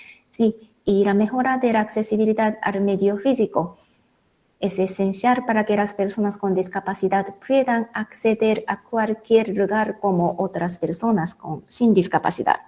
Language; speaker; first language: Spanish; non-native, fluent; Japanese